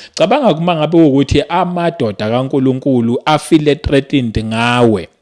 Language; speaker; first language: Zulu; native; Zulu